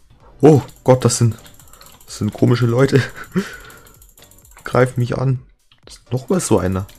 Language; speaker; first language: German; native; German